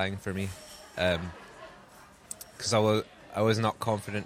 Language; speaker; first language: English; native; English